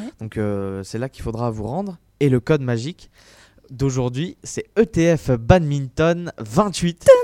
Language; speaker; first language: French; native; French